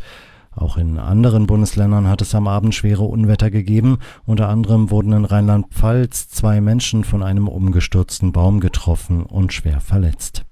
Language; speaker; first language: German; native; German